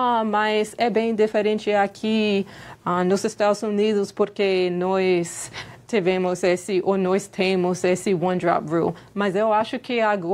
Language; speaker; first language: Portuguese; non-native, fluent; English